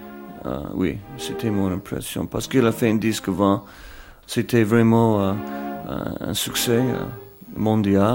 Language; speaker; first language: French; non-native, fluent; English